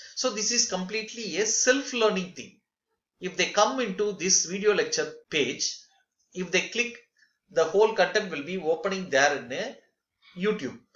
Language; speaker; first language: English; non-native, local second language; Tamil